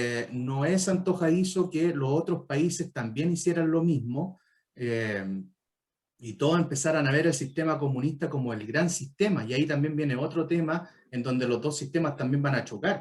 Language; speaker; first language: Spanish; native; Spanish